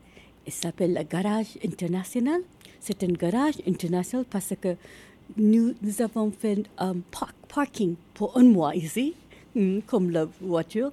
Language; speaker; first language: French; non-native, learner; Japanese